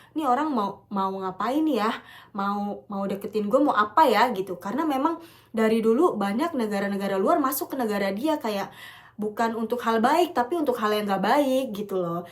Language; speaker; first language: Indonesian; native; Indonesian